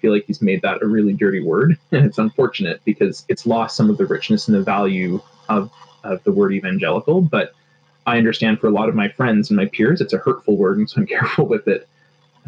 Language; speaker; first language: English; native; English